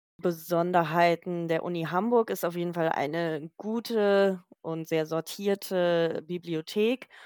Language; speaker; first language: German; native; German